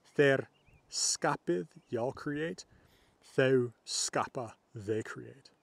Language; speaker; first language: English; native; English